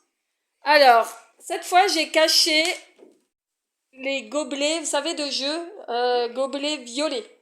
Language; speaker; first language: French; native; French